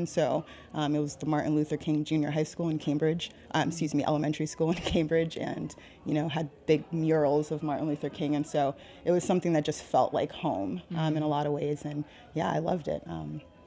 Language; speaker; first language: English; native; English